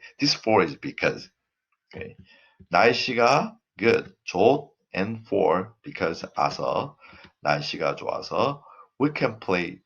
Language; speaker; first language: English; non-native, fluent; Korean